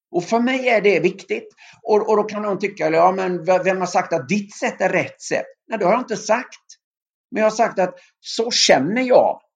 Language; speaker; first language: Swedish; native; Swedish